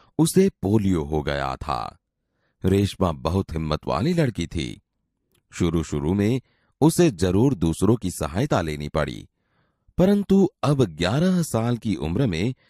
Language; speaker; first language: Hindi; non-native, local second language; Gujarati